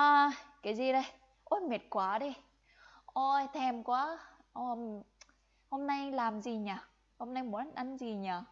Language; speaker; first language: Vietnamese; non-native, fluent; Lao